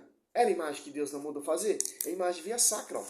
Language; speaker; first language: Portuguese; native; Portuguese